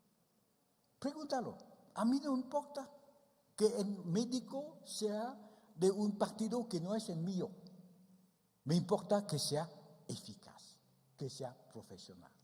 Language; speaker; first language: Spanish; non-native, fluent; Vietnamese